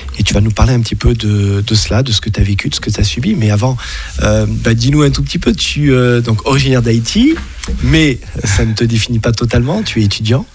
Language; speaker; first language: French; native; French